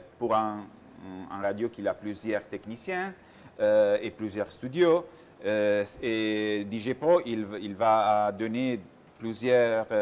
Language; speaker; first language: French; non-native, learner; Italian